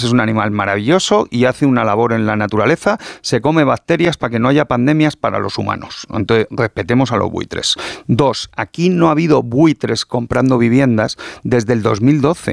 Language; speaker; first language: Spanish; native; Spanish